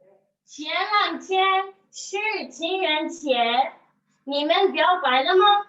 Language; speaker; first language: Chinese; non-native, learner; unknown